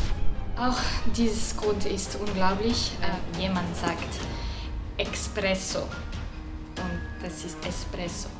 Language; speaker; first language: German; non-native, learner; Italian